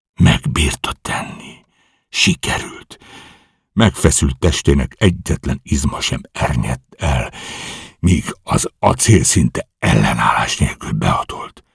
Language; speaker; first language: Hungarian; native; Hungarian